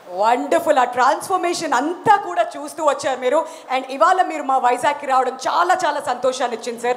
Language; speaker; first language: Telugu; native; Telugu